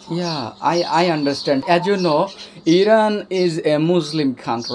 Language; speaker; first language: English; non-native, learner; Bangla